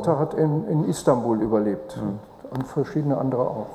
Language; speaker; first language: German; native; German